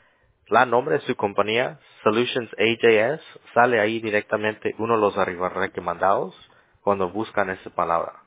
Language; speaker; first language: Spanish; early bilingual, heritage; English